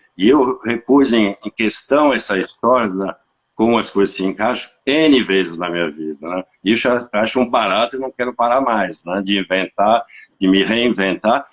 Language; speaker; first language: Portuguese; non-native, fluent; French